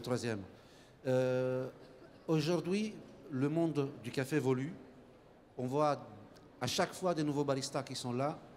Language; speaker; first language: French; native; French